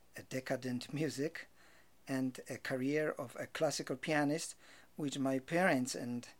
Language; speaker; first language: English; non-native, fluent; Polish